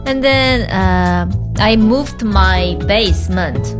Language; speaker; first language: English; non-native, learner; Korean